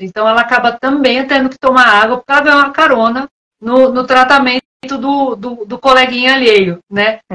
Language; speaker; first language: Portuguese; native; Portuguese